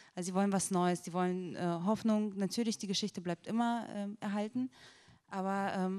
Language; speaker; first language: German; native; German